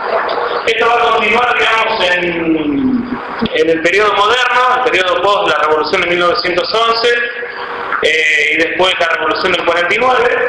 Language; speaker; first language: Spanish; native; Spanish